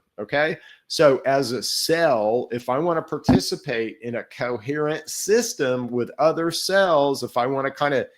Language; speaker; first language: English; native; English